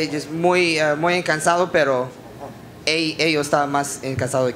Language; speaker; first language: Spanish; non-native, learner; English